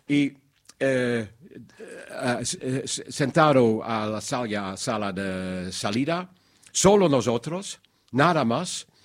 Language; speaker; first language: Spanish; non-native, learner; Dutch